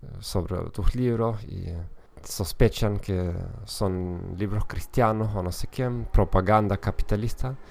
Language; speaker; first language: Spanish; non-native, fluent; German